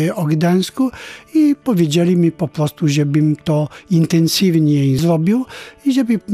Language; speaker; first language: Polish; non-native, fluent; Italian